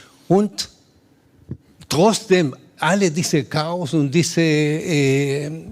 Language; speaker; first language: German; non-native, learner; Spanish